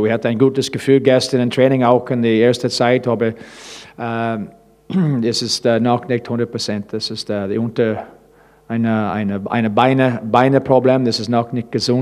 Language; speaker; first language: German; non-native, learner; English